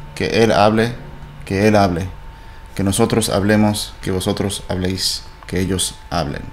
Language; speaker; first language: Spanish; non-native, fluent; English